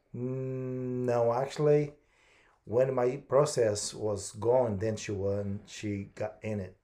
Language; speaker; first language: English; non-native, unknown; Portuguese